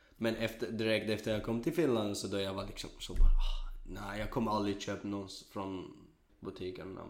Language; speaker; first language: Swedish; non-native, learner; Kurdish